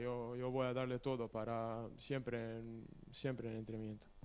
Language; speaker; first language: Spanish; non-native, learner; Serbian